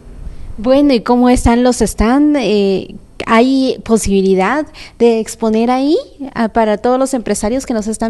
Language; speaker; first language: Spanish; native; Spanish